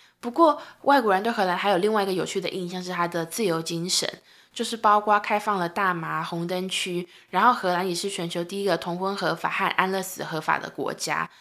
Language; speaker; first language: Chinese; native; Chinese